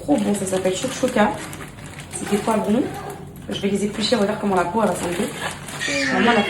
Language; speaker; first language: French; native; French